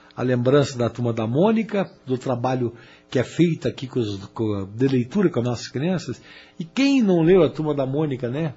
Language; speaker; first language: Portuguese; native; Portuguese